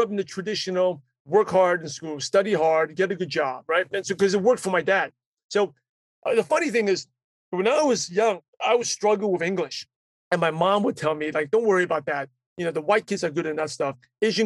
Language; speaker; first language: English; early bilingual, other home language; Cantonese